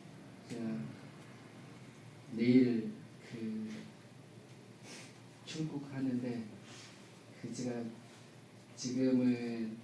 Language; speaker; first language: Korean; non-native, learner; Lao